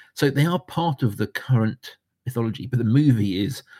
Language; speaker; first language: English; native; English